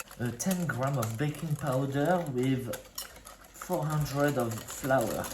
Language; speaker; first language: English; non-native, fluent; French